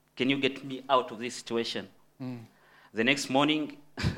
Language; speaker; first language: English; non-native, fluent; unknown